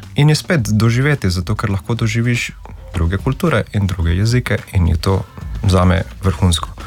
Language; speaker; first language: Slovenian; non-native, fluent; Spanish